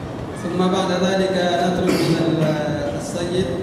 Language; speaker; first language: Arabic; non-native, fluent; Indonesian